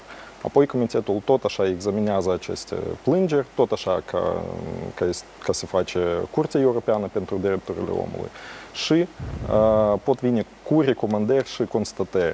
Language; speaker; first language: Romanian; non-native, local second language; Russian